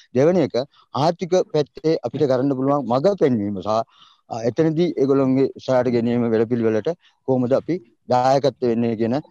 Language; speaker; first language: Sinhala; non-native, local second language; Tamil